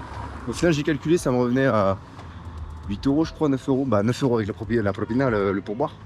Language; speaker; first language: French; native; French